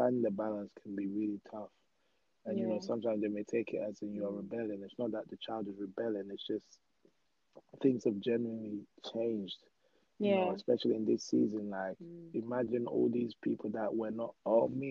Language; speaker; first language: English; non-native, local second language; Akan